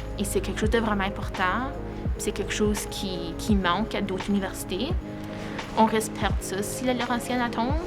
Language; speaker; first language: French; native; French